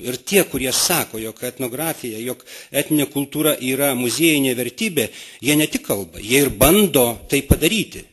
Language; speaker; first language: Lithuanian; native; Lithuanian